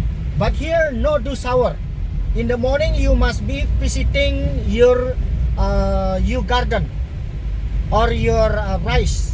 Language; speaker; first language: English; non-native, learner; Indonesian